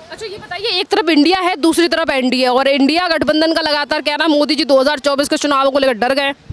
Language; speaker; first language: Hindi; native; Hindi